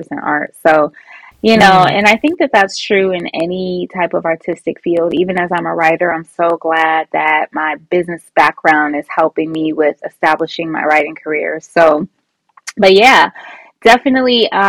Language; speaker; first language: English; native; English